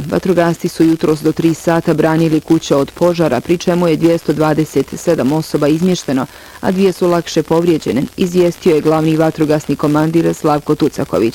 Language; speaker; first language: Bosnian; native; Bosnian